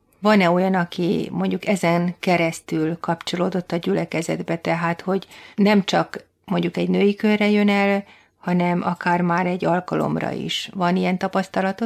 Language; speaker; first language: Hungarian; native; Hungarian